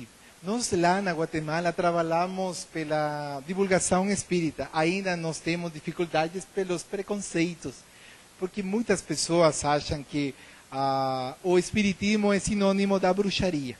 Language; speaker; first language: Portuguese; non-native, learner; Spanish